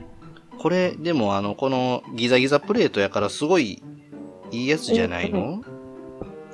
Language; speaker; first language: Japanese; native; Japanese